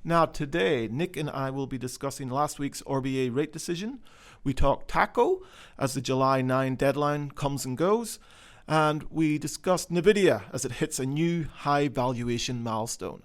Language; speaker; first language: English; native; English